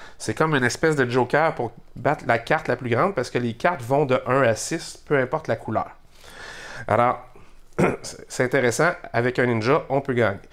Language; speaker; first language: French; native; French